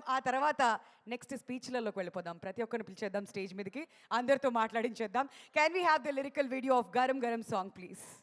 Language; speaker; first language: Telugu; native; Telugu